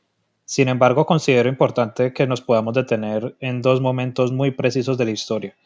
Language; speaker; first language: Spanish; native; Spanish